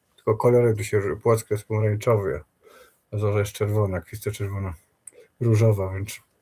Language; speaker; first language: Polish; native; Polish